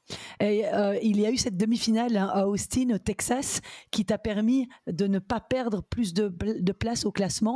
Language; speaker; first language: French; native; French